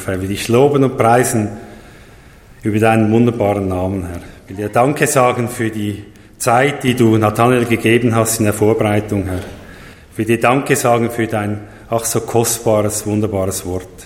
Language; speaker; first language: German; native; German